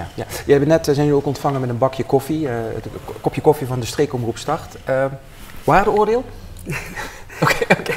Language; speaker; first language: Dutch; native; Dutch